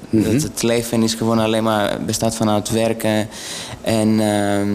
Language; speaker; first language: Dutch; non-native, fluent; Greek